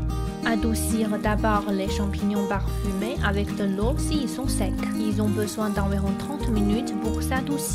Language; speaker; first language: French; non-native, fluent; Chinese